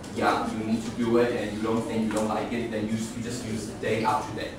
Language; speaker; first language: English; non-native, fluent; Chinese